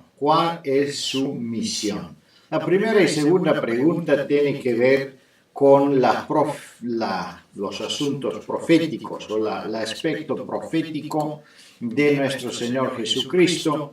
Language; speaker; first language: Spanish; non-native, fluent; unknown